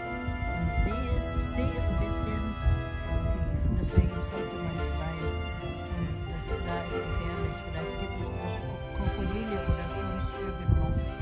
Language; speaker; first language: German; non-native, learner; Filipino